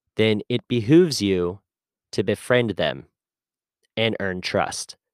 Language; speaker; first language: English; native; English